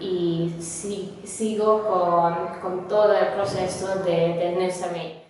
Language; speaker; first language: Spanish; non-native, fluent; Hungarian